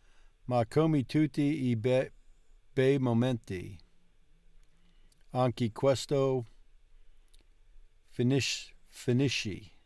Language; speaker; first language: Italian; non-native, learner; English